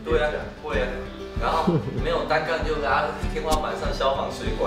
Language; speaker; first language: Chinese; native; Chinese